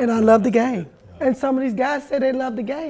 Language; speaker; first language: English; native; English